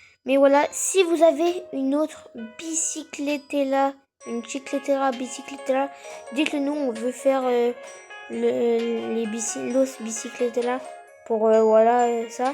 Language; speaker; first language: French; native; French